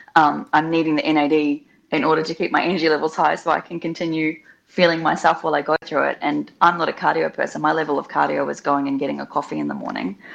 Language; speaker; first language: English; native; English